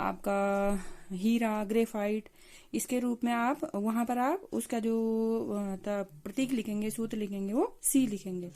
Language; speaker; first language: Hindi; native; Hindi